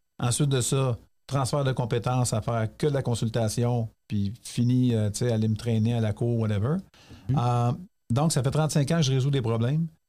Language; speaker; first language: French; native; French